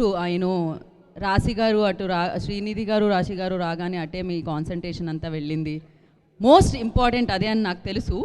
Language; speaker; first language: Telugu; native; Telugu